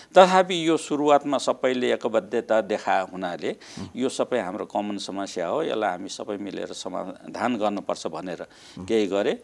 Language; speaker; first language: Nepali; native; Nepali